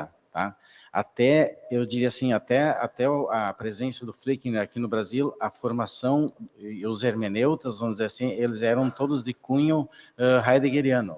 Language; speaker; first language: Portuguese; native; Portuguese